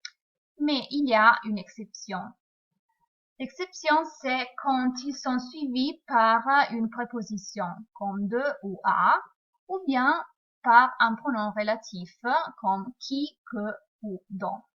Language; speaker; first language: French; non-native, fluent; Italian